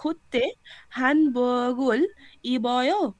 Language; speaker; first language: Korean; non-native, learner; Bangla